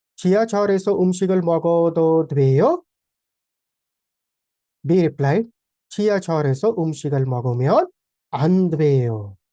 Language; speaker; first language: Korean; non-native, fluent; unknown